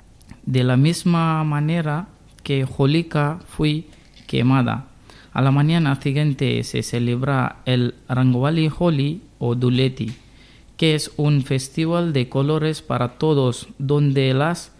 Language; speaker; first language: Spanish; non-native, learner; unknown